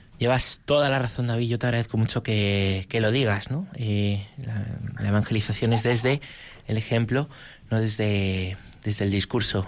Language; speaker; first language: Spanish; native; Spanish